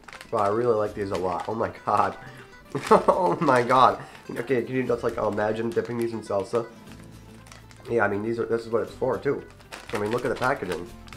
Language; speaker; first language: English; native; English